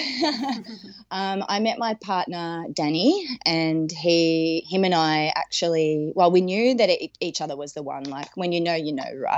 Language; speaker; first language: English; native; English